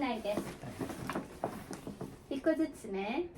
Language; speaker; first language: Japanese; non-native, fluent; Filipino